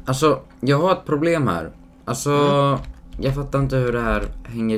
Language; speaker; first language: Swedish; native; Swedish